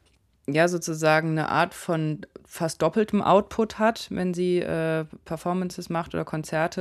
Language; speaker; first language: German; native; German